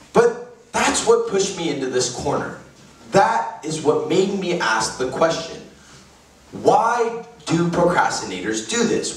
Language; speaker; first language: English; native; English